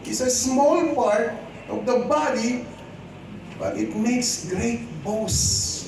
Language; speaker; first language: English; non-native, local second language; Filipino